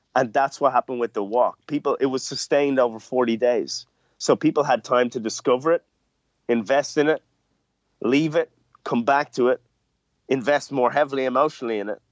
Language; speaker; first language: English; native; English